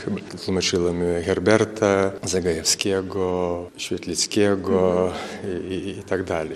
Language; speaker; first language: Polish; non-native, fluent; Lithuanian